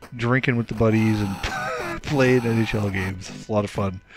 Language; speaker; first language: English; native; English